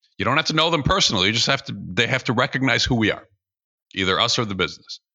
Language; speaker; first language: English; early bilingual, other home language; Russian